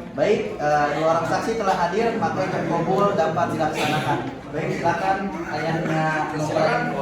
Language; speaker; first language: Indonesian; native; Indonesian